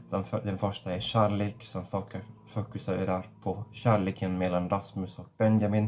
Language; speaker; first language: Swedish; non-native, fluent; Catalan